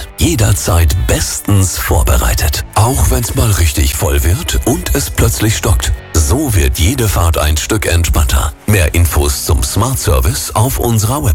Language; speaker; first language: German; native; German